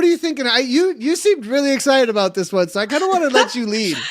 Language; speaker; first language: English; native; English